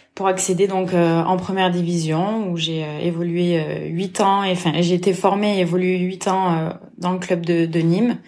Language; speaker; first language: French; native; French